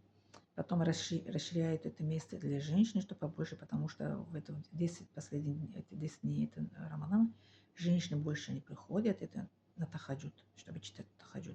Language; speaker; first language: Russian; non-native, learner; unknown